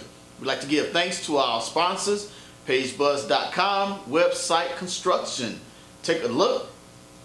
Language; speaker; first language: English; native; English